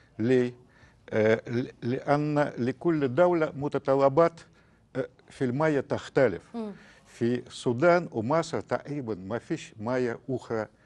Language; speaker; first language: Arabic; non-native, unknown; Russian